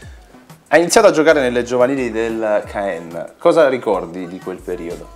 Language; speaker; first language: Italian; native; Italian